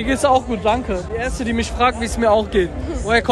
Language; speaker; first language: German; native; German